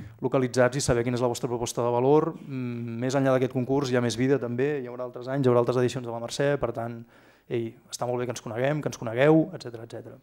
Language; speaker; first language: Catalan; native; Catalan